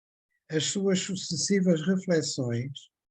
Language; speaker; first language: Portuguese; native; Portuguese